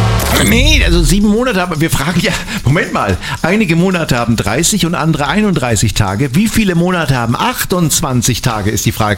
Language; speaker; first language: German; native; German